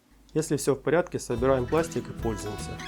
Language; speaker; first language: Russian; native; Russian